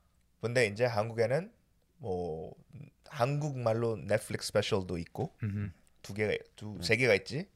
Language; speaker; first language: Korean; early bilingual, heritage; English